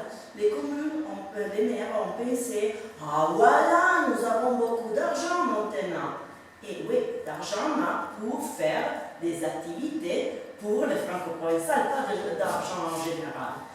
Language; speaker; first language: French; non-native, fluent; Italian